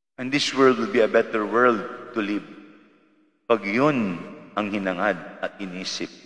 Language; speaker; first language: Filipino; native; Filipino